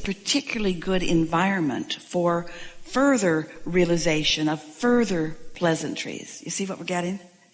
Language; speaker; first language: English; native; English